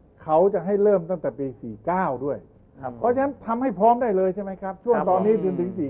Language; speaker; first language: Thai; native; Thai